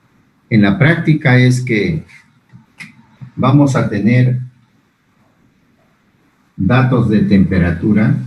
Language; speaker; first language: Spanish; native; Spanish